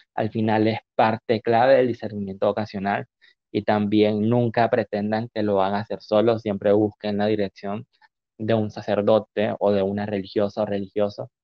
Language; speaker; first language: Spanish; native; Spanish